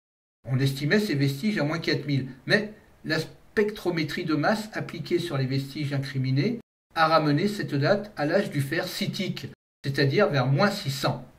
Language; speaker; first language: French; native; French